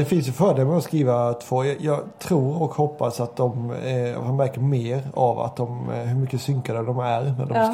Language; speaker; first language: Swedish; native; Swedish